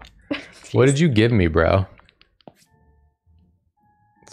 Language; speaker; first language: English; native; English